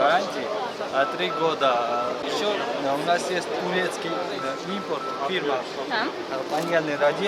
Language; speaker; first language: Russian; non-native, fluent; Georgian